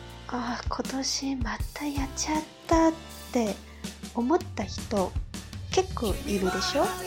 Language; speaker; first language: Japanese; non-native, fluent; Chinese